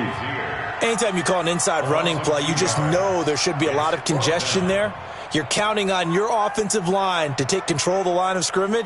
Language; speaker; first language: English; native; English